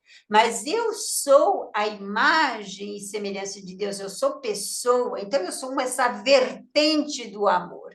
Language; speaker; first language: Portuguese; native; Portuguese